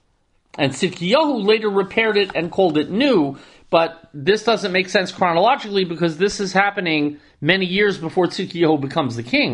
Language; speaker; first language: English; native; English